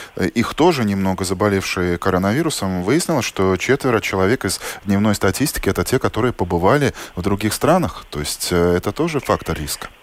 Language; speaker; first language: Russian; native; Russian